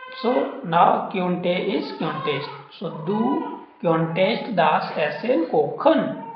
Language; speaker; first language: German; non-native, learner; Hindi